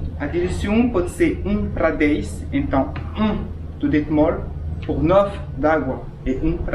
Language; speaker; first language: Portuguese; non-native, fluent; French